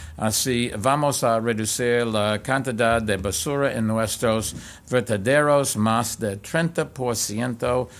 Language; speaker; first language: Spanish; non-native, learner; English